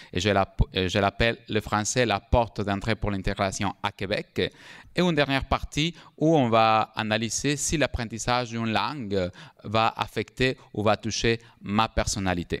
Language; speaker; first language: French; non-native, fluent; Spanish